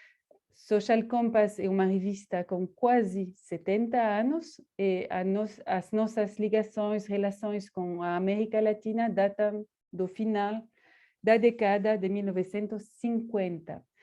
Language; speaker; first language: Portuguese; non-native, fluent; Spanish